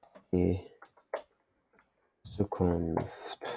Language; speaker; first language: German; non-native, learner; Turkish